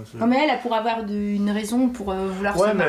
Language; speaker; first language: French; native; French